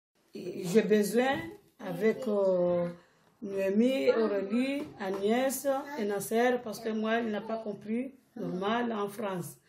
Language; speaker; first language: French; non-native, learner; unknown